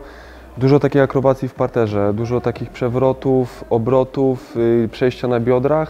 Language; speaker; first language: Polish; native; Polish